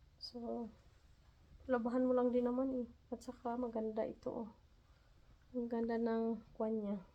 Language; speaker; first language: Filipino; non-native, local second language; Cebuano